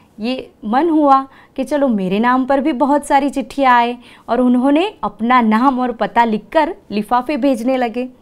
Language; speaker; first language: Hindi; non-native, local second language; Gujarati